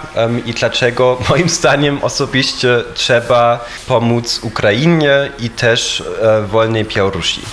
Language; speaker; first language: Polish; non-native, fluent; German